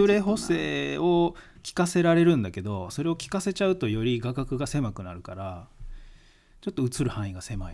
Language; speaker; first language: Japanese; native; Japanese